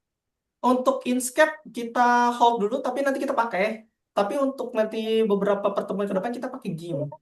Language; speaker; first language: Indonesian; native; Indonesian